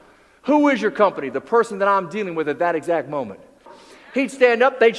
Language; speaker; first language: English; native; English